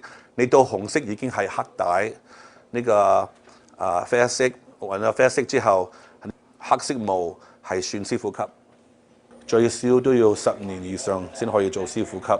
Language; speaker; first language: Cantonese; early bilingual, heritage; Cantonese